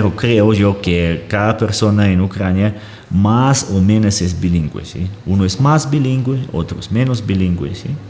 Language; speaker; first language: Spanish; non-native, fluent; Russian